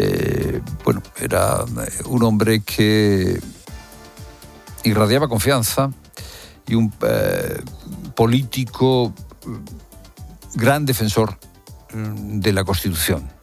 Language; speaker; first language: Spanish; native; Spanish